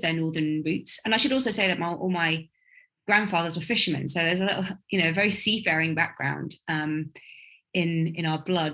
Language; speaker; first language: English; native; English